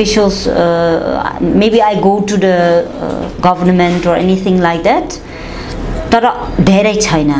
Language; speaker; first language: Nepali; non-native, learner; Dutch